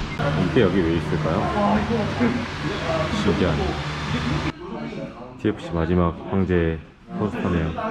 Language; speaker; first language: Korean; native; Korean